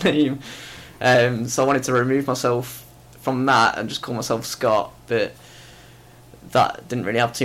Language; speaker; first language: English; native; English